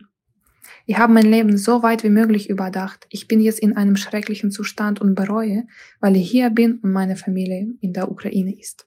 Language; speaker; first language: German; non-native, fluent; Ukrainian